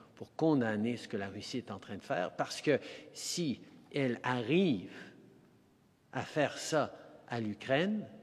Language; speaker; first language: French; early bilingual, heritage; French